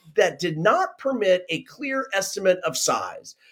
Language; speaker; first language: English; native; English